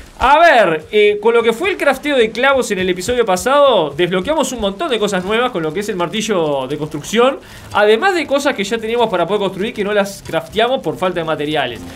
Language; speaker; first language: Spanish; native; Spanish